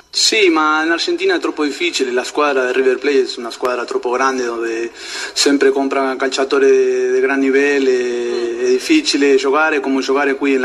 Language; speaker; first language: Italian; non-native, learner; Spanish